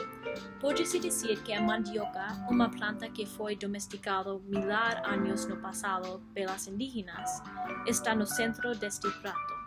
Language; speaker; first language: Portuguese; non-native, learner; English